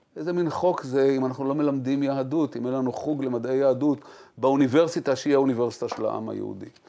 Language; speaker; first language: Hebrew; native; Hebrew